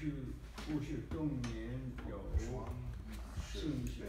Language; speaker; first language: Chinese; non-native, learner; English